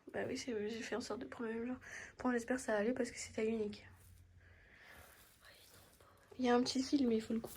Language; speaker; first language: French; native; French